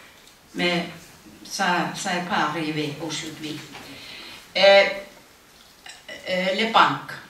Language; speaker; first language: French; non-native, learner; Icelandic